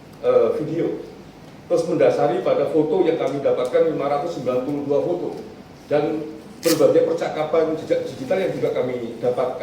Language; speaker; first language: Indonesian; native; Indonesian